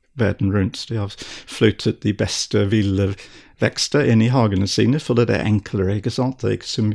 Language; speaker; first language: Norwegian; non-native, fluent; English